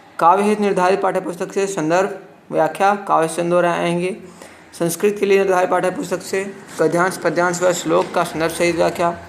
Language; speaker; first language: Hindi; native; Hindi